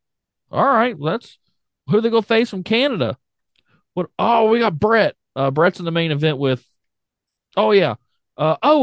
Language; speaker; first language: English; native; English